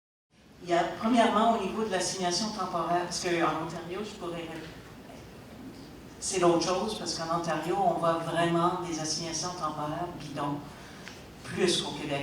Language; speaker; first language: French; native; French